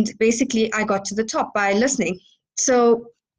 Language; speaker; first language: English; native; English